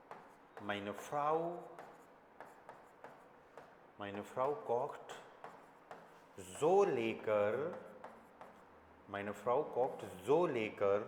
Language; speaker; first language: German; non-native, fluent; Hindi